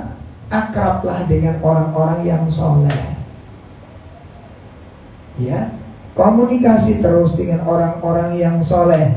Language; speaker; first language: Indonesian; non-native, local second language; Javanese